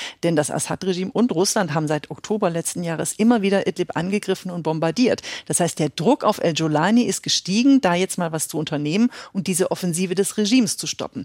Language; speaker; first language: German; native; German